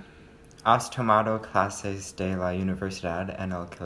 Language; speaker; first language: Spanish; non-native, learner; English